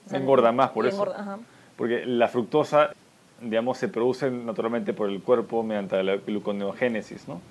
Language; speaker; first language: Spanish; native; Spanish